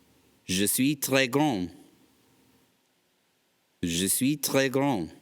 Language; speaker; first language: French; non-native, fluent; English